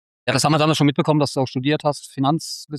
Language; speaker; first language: German; native; German